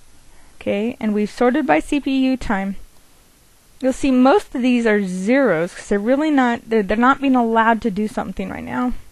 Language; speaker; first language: English; native; English